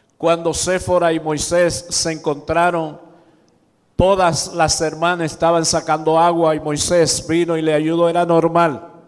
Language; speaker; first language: Spanish; native; Spanish